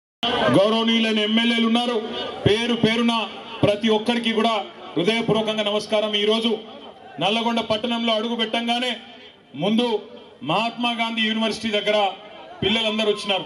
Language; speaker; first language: Telugu; native; Telugu